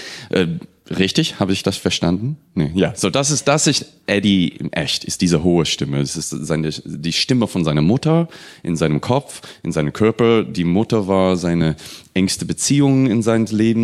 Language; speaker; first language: German; non-native, fluent; English